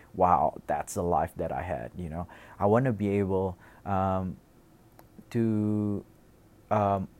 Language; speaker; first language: English; non-native, fluent; Indonesian